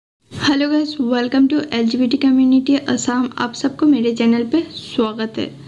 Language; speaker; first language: Hindi; non-native, local second language; Assamese